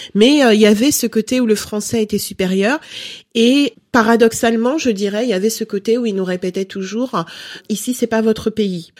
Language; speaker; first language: French; early bilingual, other home language; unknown